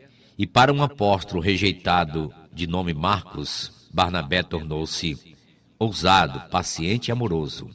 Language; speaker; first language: Portuguese; native; Portuguese